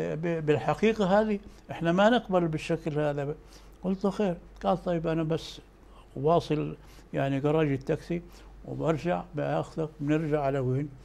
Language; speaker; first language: Arabic; native; Arabic